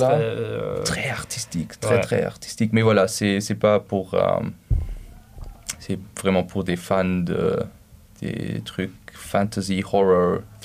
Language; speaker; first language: French; non-native, local second language; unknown